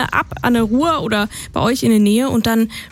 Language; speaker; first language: German; native; German